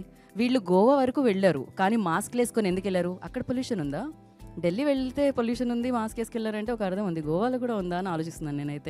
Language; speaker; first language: Telugu; native; Telugu